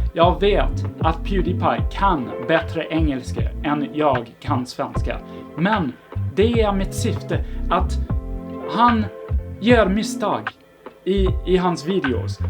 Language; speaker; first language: Swedish; non-native, fluent; English